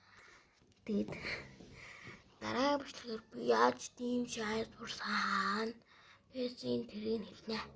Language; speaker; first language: Mongolian; early bilingual, heritage; Mongolian